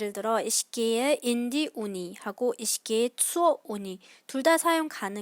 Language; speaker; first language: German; non-native, fluent; Korean